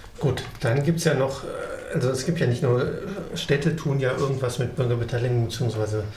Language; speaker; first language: German; native; German